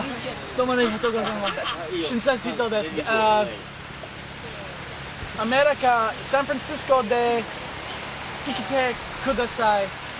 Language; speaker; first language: Japanese; non-native, learner; English